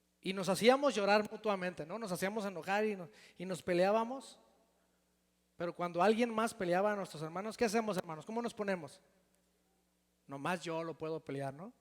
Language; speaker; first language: Spanish; native; Spanish